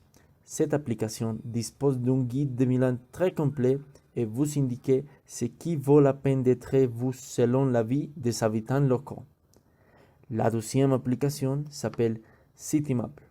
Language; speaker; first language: French; non-native, learner; Spanish